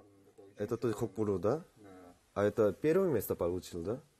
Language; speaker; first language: Russian; non-native, fluent; Korean